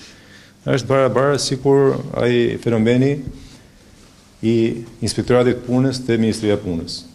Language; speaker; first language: Albanian; native; Albanian